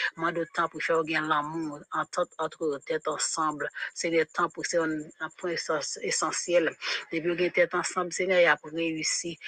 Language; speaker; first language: French; non-native, local second language; Haitian Creole